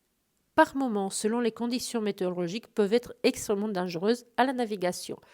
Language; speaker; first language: French; native; French